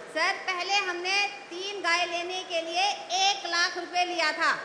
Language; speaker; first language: Hindi; native; Hindi